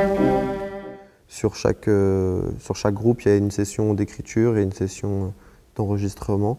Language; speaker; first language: French; native; French